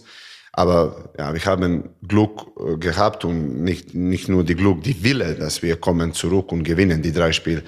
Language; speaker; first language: German; non-native, learner; Serbian